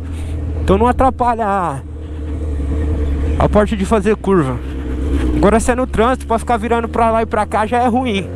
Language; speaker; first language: Portuguese; native; Portuguese